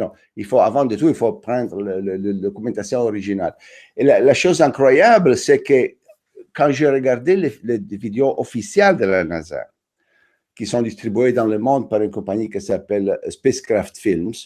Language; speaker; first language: French; non-native, fluent; Italian